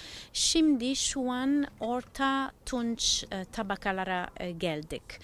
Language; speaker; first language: Turkish; non-native, learner; Italian